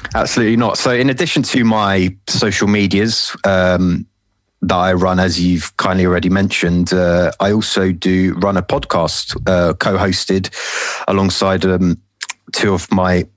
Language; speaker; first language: English; native; English